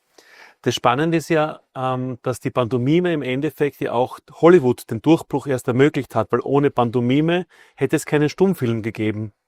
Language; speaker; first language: German; native; German